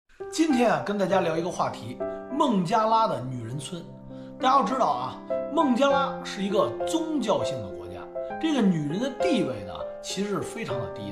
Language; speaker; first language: Chinese; native; Chinese